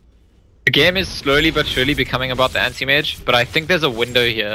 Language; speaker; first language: English; native; English